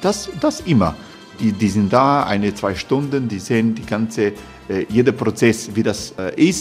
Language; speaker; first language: German; non-native, learner; Croatian